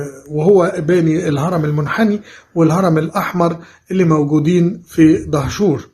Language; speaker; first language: Arabic; native; Arabic